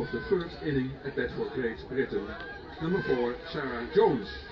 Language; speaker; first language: English; non-native, fluent; Dutch